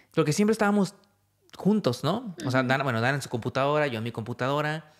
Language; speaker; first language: Spanish; native; Spanish